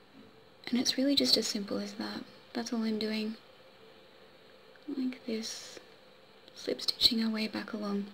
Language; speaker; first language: English; native; English